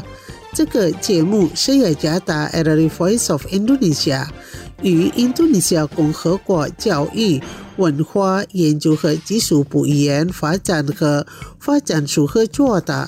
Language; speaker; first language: Chinese; early bilingual, heritage; Chinese